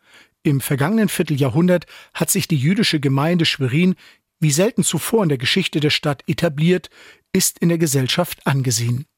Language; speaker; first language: German; native; German